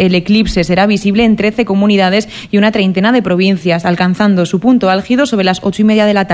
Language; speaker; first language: Spanish; native; Spanish